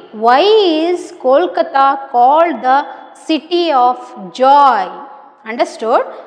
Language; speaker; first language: English; non-native, local second language; Kannada